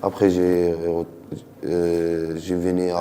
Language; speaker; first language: French; non-native, local second language; Arabic